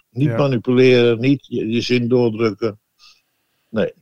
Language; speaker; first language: Dutch; native; Dutch